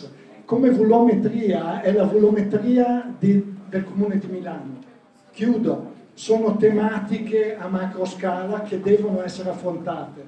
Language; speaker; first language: Italian; native; Italian